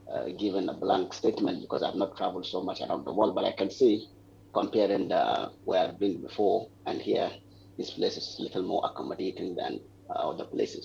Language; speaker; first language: English; non-native, local second language; Hausa